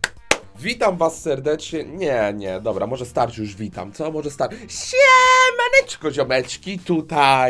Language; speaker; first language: Polish; native; Polish